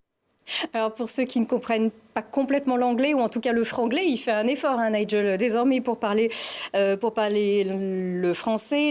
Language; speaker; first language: French; native; French